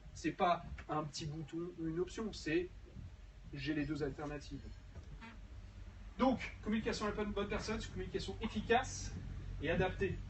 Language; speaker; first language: French; native; French